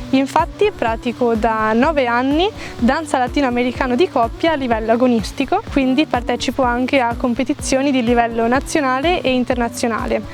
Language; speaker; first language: Italian; native; Italian